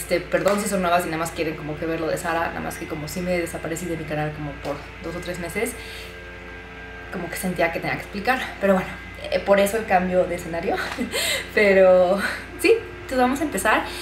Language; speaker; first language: Spanish; native; Spanish